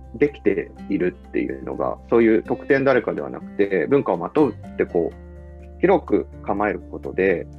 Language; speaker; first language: Japanese; early bilingual, other home language; Italian